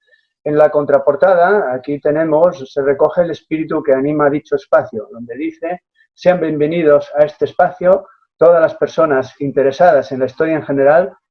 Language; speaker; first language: Spanish; native; Spanish